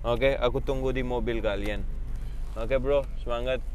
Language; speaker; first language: Indonesian; non-native, fluent; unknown